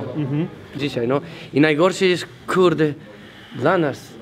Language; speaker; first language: Polish; non-native, learner; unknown